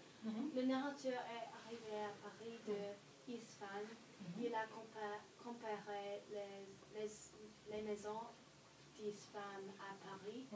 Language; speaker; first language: French; non-native, learner; English